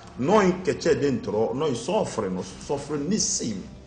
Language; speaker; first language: Italian; non-native, learner; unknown